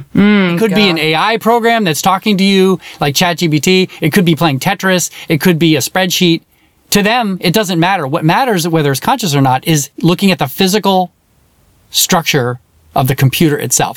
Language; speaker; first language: English; native; English